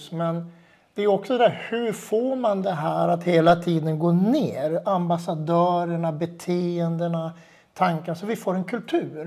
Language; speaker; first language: Swedish; native; Swedish